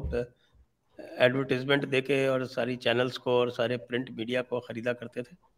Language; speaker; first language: Hindi; native; Hindi